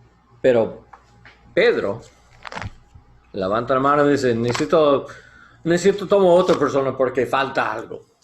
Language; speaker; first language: Spanish; non-native, learner; English